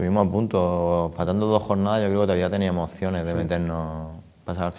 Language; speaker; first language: Spanish; native; Spanish